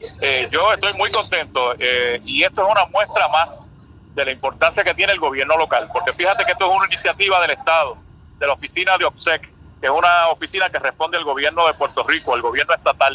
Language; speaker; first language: Spanish; native; Spanish